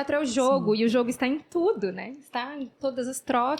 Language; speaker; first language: Portuguese; native; Portuguese